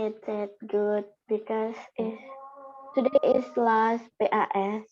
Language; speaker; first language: English; non-native, learner; Indonesian